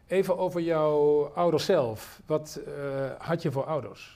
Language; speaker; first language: Dutch; native; Dutch